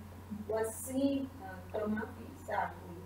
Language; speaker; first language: Arabic; non-native, learner; Urdu